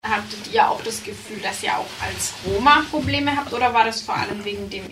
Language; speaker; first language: German; native; German